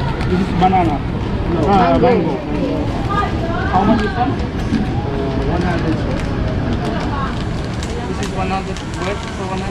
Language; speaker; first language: English; non-native, learner; Sinhala